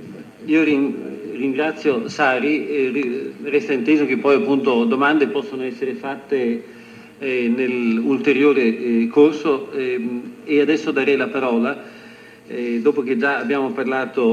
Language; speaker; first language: Italian; native; Italian